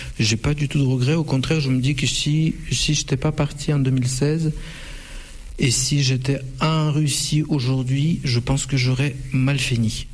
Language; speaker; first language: French; non-native, fluent; Russian